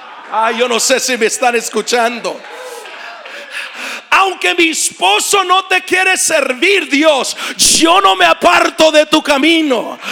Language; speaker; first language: Spanish; native; Spanish